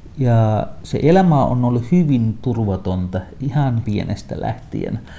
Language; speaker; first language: Finnish; non-native, fluent; Tamil